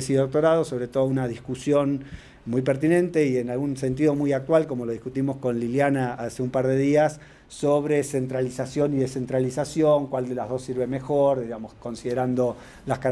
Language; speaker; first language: Spanish; native; Spanish